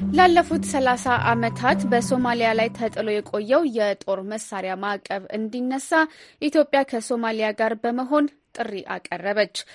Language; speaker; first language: Amharic; native; Amharic